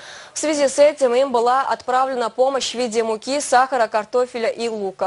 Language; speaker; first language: Russian; native; Russian